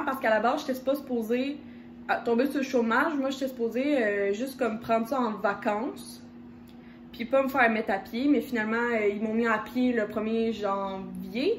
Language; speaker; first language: French; native; French